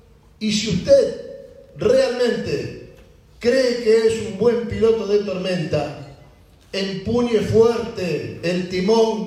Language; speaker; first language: Spanish; native; Spanish